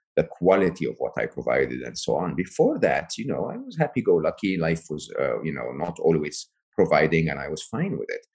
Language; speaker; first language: English; non-native, fluent; Arabic